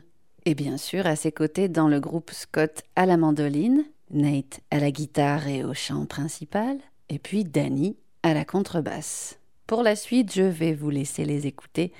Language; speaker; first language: French; native; French